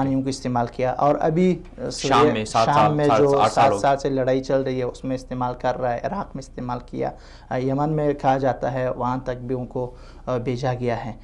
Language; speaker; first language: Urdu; non-native, fluent; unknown